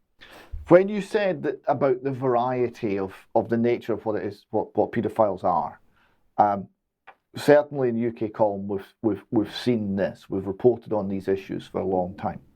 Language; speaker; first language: English; native; English